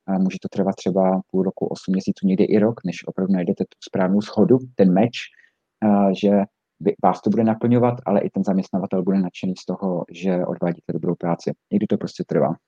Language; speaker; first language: Czech; native; Czech